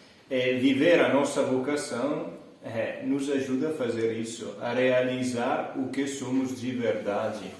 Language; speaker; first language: Portuguese; non-native, fluent; Italian